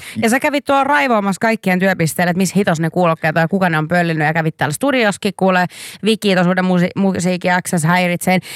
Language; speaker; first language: Finnish; native; Finnish